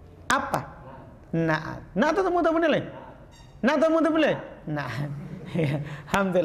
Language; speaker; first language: Indonesian; native; Indonesian